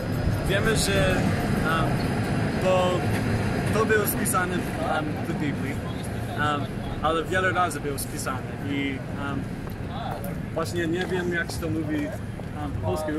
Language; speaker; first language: Polish; non-native, learner; English